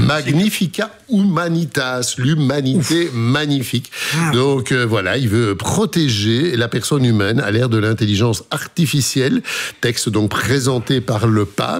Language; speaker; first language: French; native; French